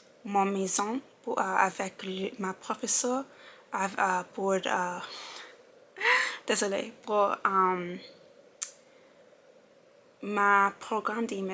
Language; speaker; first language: French; non-native, learner; English